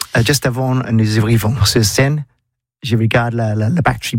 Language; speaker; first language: French; non-native, learner; English